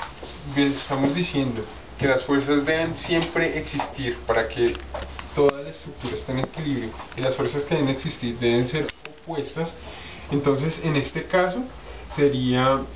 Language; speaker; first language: Spanish; native; Spanish